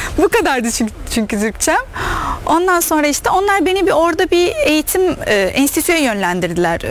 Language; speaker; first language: Turkish; non-native, fluent; Arabic